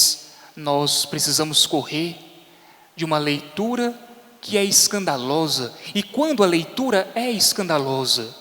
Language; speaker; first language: Portuguese; native; Portuguese